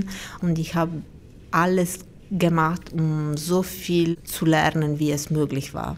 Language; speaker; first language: German; non-native, fluent; Italian